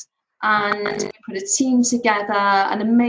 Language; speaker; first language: English; native; English